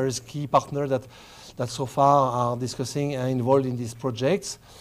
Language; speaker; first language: English; non-native, fluent; French